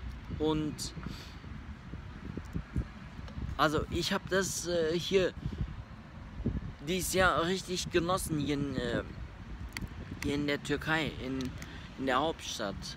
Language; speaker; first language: German; early bilingual, other home language; Turkish